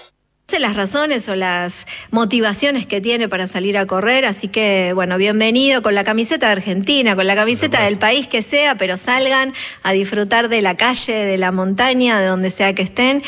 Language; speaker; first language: Spanish; native; Spanish